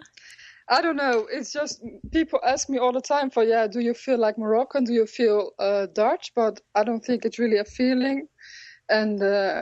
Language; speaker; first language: English; non-native, fluent; Dutch